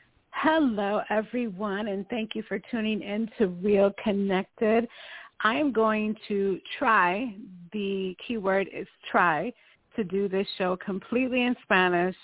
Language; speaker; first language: English; early bilingual, other home language; Spanish